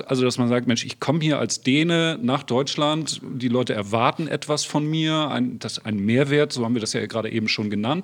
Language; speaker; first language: German; native; German